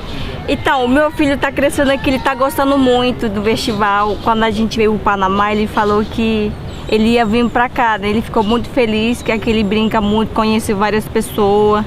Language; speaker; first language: Portuguese; non-native, local second language; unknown